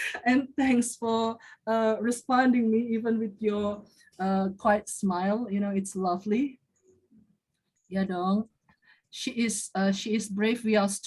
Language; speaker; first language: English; non-native, fluent; Indonesian